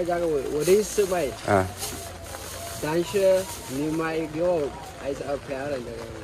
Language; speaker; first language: Chinese; non-native, learner; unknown